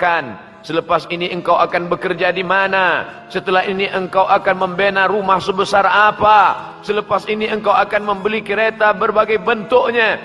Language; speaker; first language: Malay; native; Malay